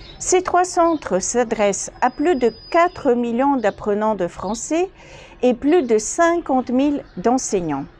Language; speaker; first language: French; non-native, fluent; Bulgarian